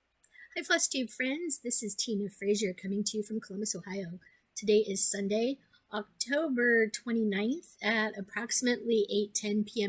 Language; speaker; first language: English; native; English